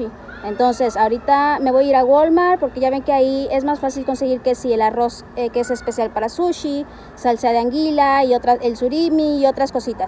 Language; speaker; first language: Spanish; native; Spanish